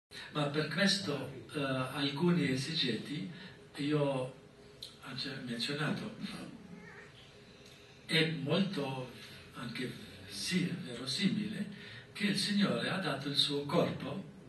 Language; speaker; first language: Italian; non-native, fluent; German